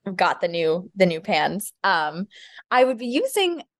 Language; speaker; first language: English; native; English